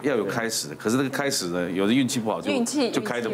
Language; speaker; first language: Chinese; native; Chinese